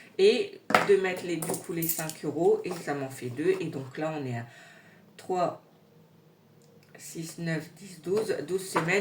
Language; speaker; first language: French; native; French